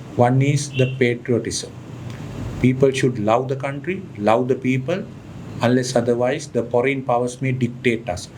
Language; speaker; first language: English; non-native, local second language; Sinhala